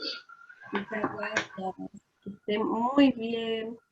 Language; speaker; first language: Spanish; native; Spanish